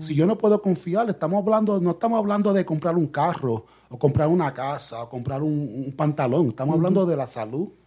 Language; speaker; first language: Spanish; early bilingual, heritage; Spanish